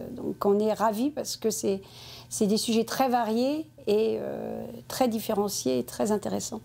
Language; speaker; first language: French; native; French